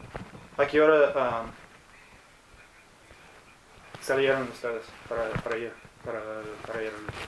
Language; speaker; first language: Spanish; non-native, learner; English